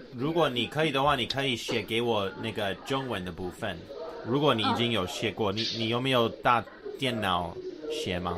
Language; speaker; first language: Chinese; non-native, fluent; English